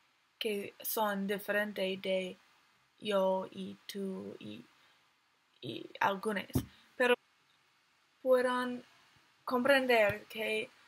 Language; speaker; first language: Spanish; non-native, learner; English